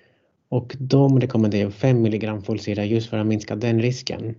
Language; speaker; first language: Swedish; non-native, fluent; Greek